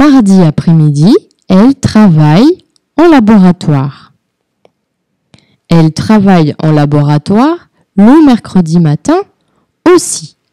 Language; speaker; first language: French; non-native, fluent; Portuguese